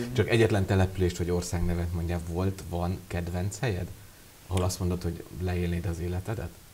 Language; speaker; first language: Hungarian; native; Hungarian